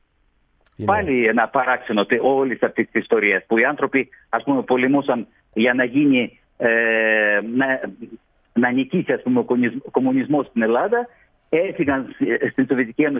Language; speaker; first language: Greek; early bilingual, heritage; Greek